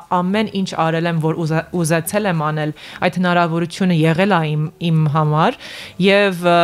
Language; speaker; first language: Armenian; early bilingual, heritage; Armenian